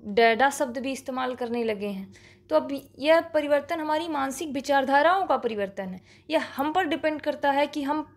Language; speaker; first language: Hindi; native; Hindi